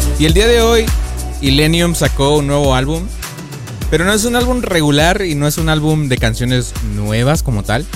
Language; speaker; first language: Spanish; native; Spanish